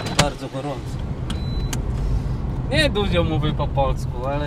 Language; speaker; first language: Polish; non-native, learner; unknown